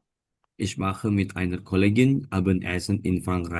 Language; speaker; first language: German; non-native, learner; Indonesian